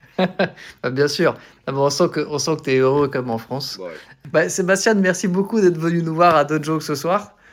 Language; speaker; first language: French; native; French